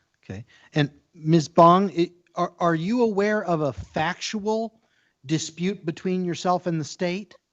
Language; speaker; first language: English; native; English